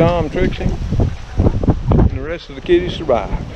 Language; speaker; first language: English; native; English